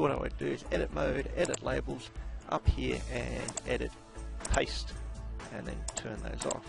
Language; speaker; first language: English; native; English